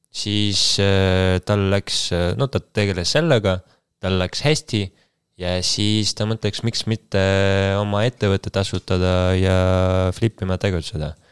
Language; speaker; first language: Estonian; non-native, local second language; Russian